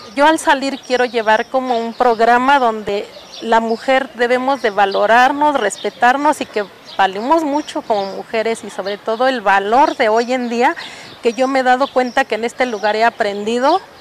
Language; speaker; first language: Spanish; native; Spanish